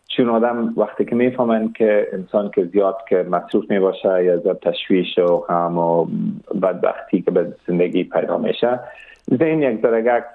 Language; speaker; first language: Persian; early bilingual, heritage; Persian